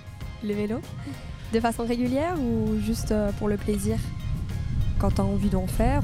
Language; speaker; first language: French; native; French